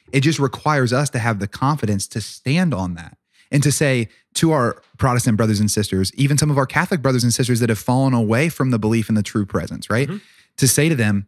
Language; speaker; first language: English; native; English